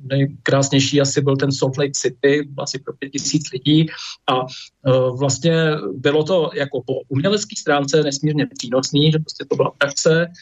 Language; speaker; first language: Czech; native; Czech